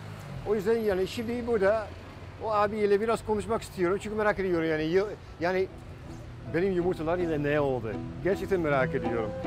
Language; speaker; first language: Turkish; non-native, fluent; Dutch